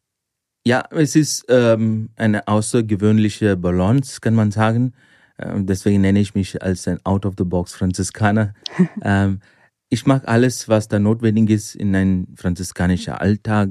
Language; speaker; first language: German; non-native, fluent; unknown